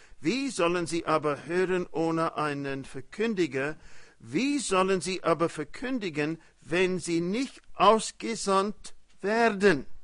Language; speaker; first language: German; early bilingual, heritage; German